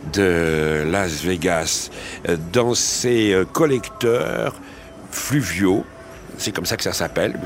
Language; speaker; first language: French; native; French